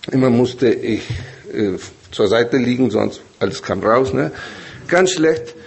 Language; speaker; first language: German; early bilingual, other home language; Spanish